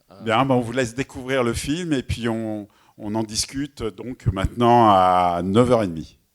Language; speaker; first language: French; native; French